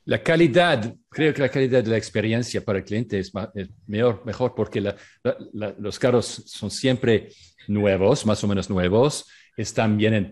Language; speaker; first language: Spanish; non-native, learner; English